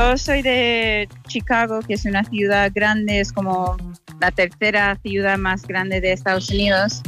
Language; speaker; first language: Spanish; non-native, fluent; English